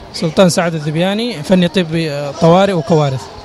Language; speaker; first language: Arabic; native; Arabic